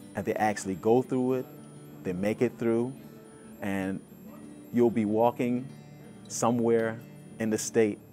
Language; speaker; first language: English; native; English